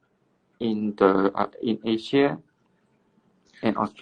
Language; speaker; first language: English; non-native, learner; Cantonese